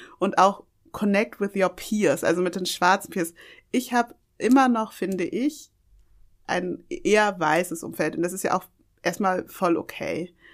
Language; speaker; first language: German; early bilingual, other home language; Yoruba